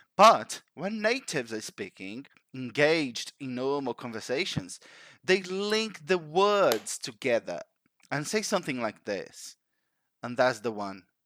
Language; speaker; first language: English; non-native, fluent; Portuguese